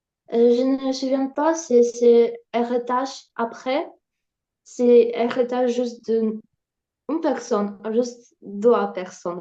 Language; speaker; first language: French; non-native, learner; Ukrainian